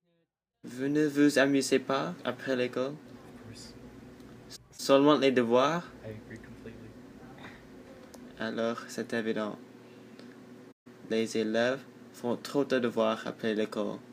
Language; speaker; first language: French; non-native, learner; English